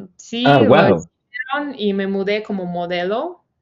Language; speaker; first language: Spanish; non-native, fluent; Ukrainian